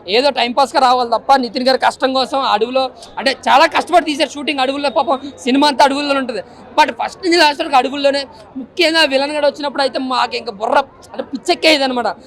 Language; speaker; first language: Telugu; native; Telugu